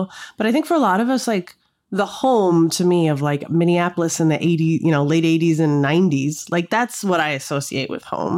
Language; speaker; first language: English; native; English